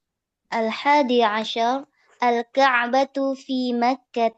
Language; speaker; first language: Arabic; non-native, learner; Indonesian